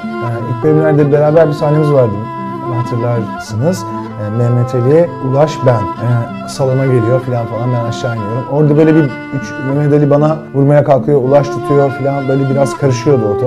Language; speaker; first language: Turkish; native; Turkish